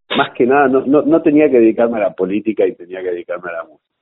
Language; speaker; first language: Spanish; native; Spanish